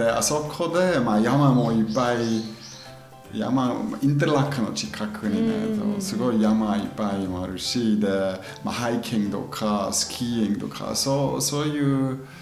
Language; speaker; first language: Japanese; non-native, fluent; German